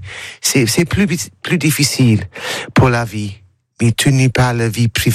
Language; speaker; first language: French; non-native, learner; English